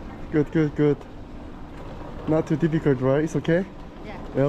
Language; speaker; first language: English; non-native, learner; Korean